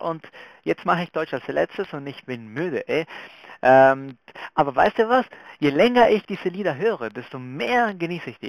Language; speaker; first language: German; non-native, fluent; Spanish